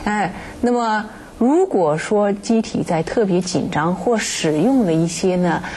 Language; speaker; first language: Chinese; native; Chinese